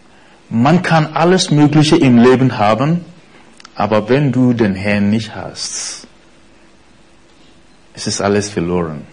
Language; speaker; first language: German; non-native, fluent; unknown